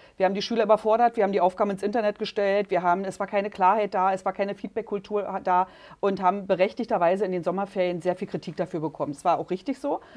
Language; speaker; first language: German; native; German